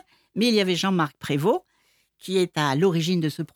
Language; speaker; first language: French; native; French